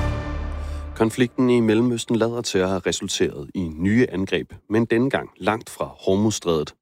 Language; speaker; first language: Danish; native; Danish